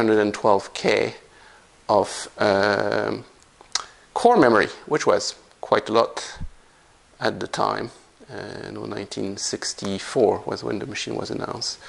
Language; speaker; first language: English; non-native, fluent; French